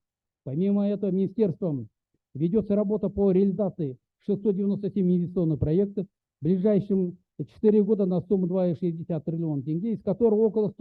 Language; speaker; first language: Russian; native; Russian